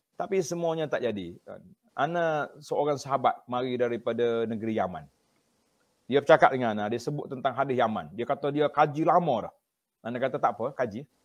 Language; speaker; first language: Malay; native; Malay